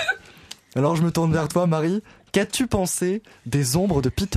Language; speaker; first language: French; native; French